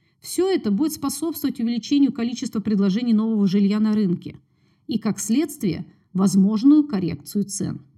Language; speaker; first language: Russian; native; Russian